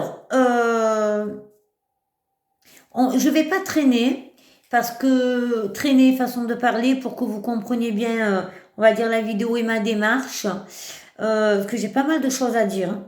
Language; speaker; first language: French; native; French